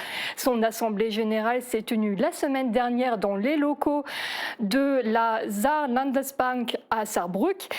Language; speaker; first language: French; native; French